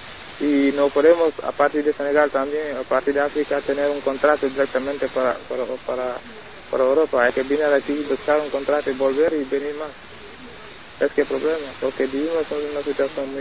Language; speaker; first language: Spanish; non-native, learner; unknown